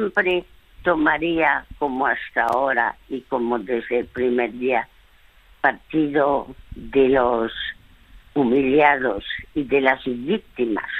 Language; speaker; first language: Spanish; early bilingual, other home language; French